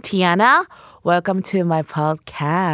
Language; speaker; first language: English; non-native, learner; Japanese